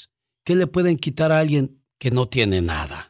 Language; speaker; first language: Spanish; native; Spanish